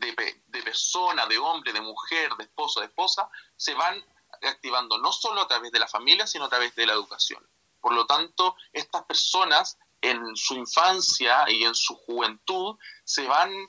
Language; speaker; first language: Spanish; native; Spanish